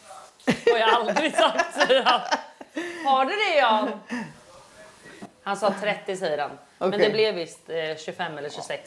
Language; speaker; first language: Swedish; native; Swedish